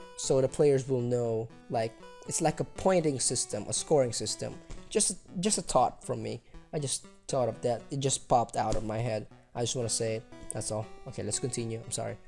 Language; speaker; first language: English; non-native, local second language; Filipino